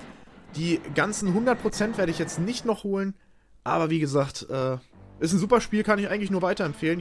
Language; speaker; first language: German; native; German